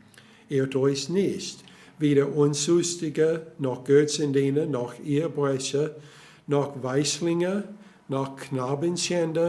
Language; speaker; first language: German; non-native, fluent; English